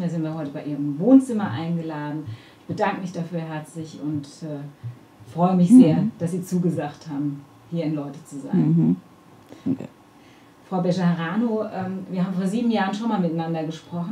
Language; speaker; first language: German; native; German